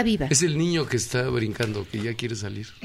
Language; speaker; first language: Spanish; native; Spanish